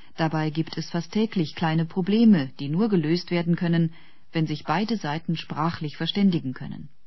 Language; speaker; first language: German; native; German